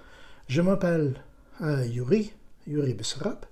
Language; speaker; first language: French; non-native, learner; Ukrainian